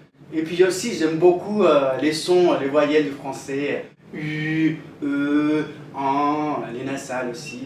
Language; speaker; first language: French; non-native, fluent; Spanish